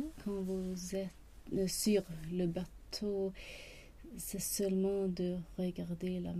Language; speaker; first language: French; non-native, learner; Swedish